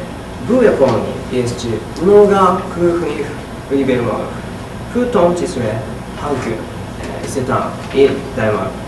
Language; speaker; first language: Russian; non-native, learner; Japanese